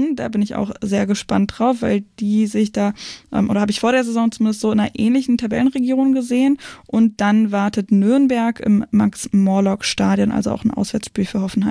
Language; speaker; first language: German; native; German